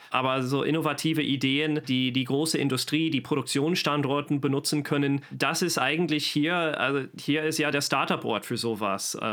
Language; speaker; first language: German; non-native, fluent; English